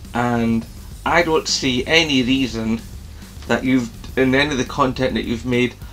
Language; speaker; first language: English; native; English